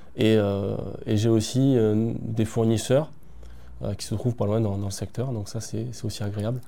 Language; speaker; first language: French; native; French